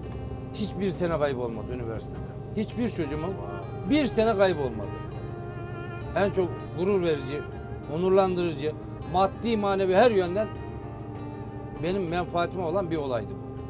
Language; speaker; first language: Turkish; native; Turkish